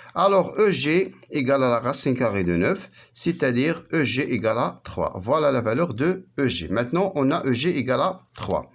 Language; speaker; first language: French; non-native, local second language; Arabic